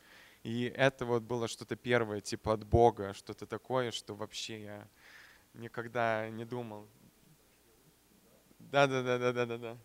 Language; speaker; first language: Russian; early bilingual, heritage; Russian